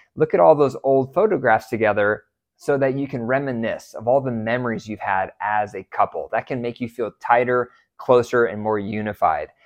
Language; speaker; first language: English; native; English